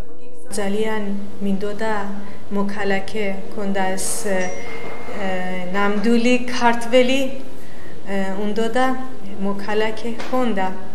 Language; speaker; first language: Georgian; non-native, learner; Persian